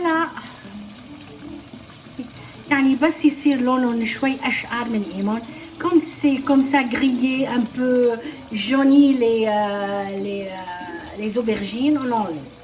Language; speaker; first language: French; non-native, fluent; Arabic